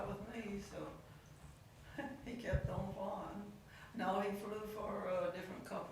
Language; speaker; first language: English; native; English